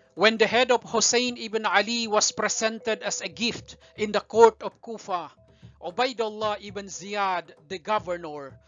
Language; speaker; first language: English; non-native, local second language; Maguindanaon